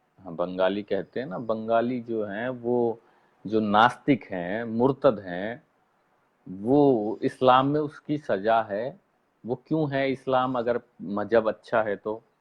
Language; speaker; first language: Hindi; native; Hindi